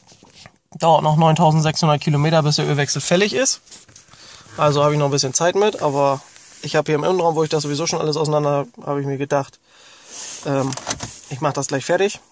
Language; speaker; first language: German; native; German